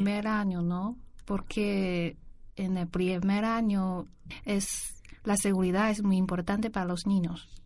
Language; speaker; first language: Spanish; non-native, learner; Chinese